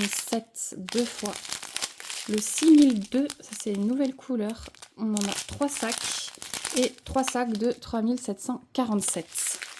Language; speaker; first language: French; native; French